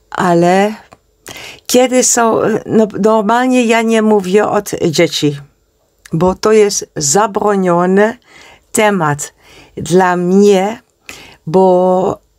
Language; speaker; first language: Polish; non-native, learner; Dutch